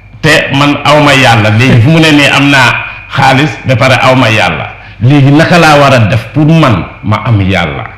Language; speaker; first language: Wolof; non-native, local second language; Jola-Fonyi